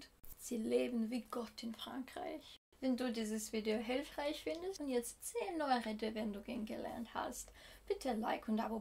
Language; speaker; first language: German; non-native, fluent; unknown